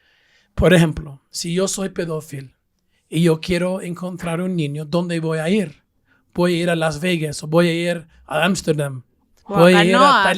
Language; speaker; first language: Spanish; non-native, fluent; English